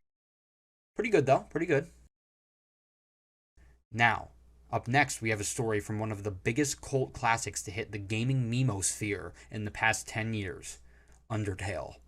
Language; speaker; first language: English; native; English